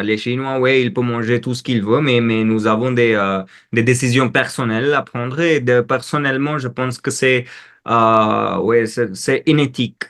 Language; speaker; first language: French; non-native, fluent; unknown